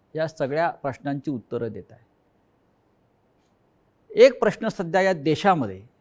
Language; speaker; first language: Marathi; native; Marathi